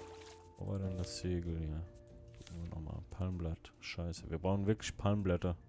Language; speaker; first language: German; native; German